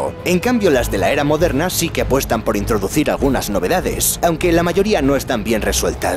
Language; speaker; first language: Spanish; native; Spanish